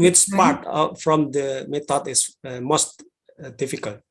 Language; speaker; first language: English; non-native, learner; Indonesian